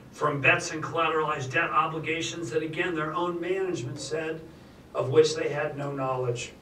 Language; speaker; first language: English; native; English